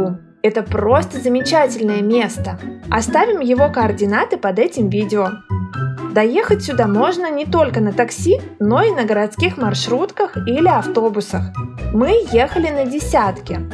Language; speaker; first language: Russian; native; Russian